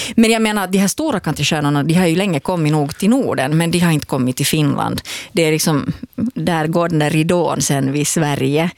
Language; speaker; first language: Swedish; native; Swedish